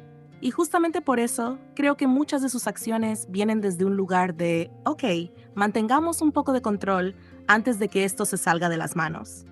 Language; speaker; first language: Spanish; native; Spanish